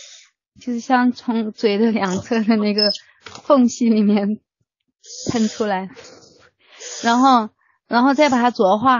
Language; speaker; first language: Chinese; native; Chinese